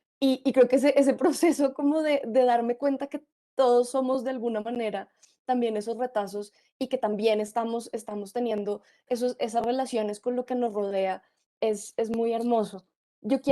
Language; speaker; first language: Spanish; native; Spanish